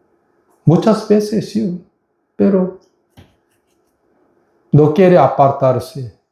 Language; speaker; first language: Spanish; non-native, fluent; Korean